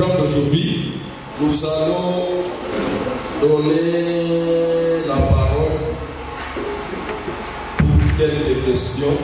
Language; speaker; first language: French; non-native, local second language; Swahili